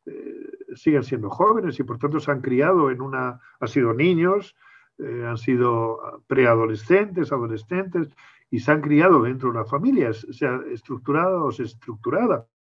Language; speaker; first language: Spanish; native; Spanish